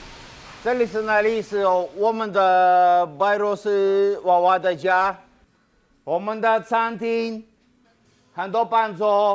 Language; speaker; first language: Chinese; non-native, learner; Russian